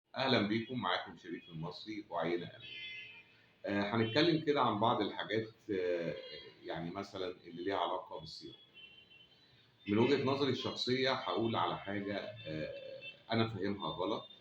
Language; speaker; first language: Arabic; native; Arabic